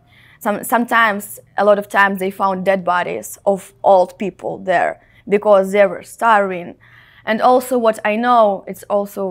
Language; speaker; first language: English; non-native, fluent; Ukrainian